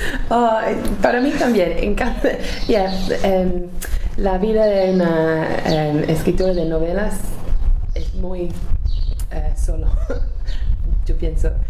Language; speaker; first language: Spanish; non-native, learner; English